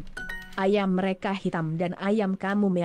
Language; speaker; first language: Indonesian; non-native, learner; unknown